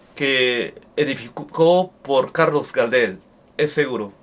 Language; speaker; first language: Spanish; non-native, learner; Japanese